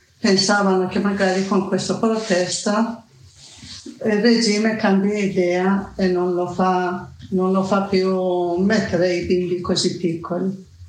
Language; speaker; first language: Italian; non-native, fluent; Persian